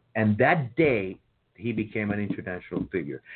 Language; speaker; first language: English; early bilingual, other home language; Spanish